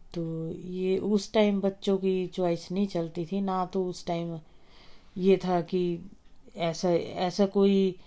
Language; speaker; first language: Hindi; native; Hindi